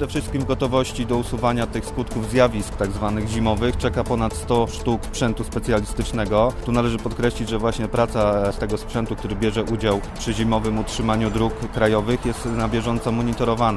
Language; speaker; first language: Polish; native; Polish